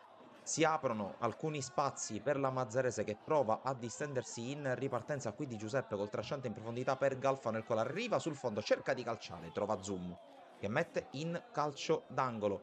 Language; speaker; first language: Italian; native; Italian